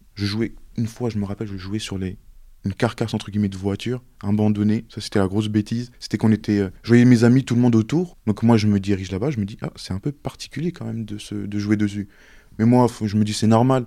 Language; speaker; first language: French; native; French